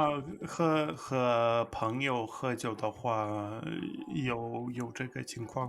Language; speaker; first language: Chinese; non-native, fluent; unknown